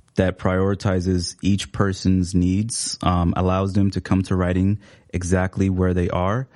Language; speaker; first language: English; early bilingual, other home language; Somali